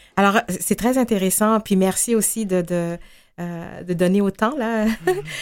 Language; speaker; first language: French; native; French